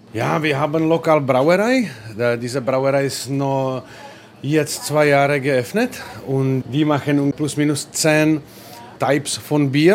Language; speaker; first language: German; non-native, fluent; Czech